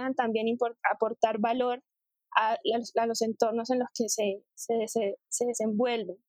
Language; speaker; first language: Spanish; native; Spanish